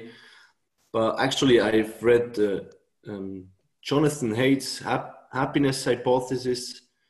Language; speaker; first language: English; non-native, fluent; Swiss German